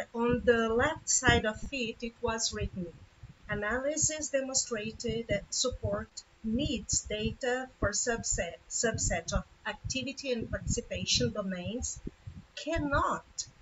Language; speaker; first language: English; non-native, fluent; Portuguese